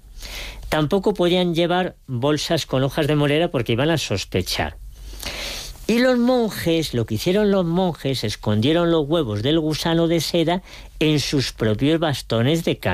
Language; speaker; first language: Spanish; native; Spanish